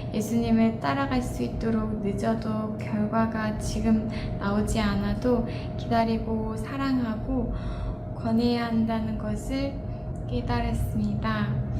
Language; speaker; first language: Korean; non-native, fluent; Mongolian